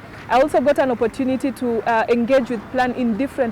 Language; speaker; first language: English; non-native, local second language; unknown